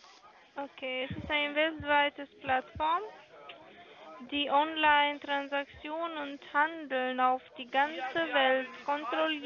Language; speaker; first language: German; non-native, learner; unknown